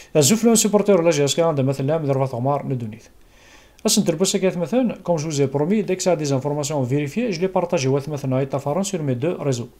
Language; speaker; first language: French; non-native, local second language; Kabyle